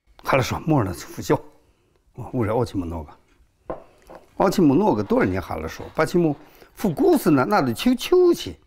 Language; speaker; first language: Russian; non-native, learner; Chinese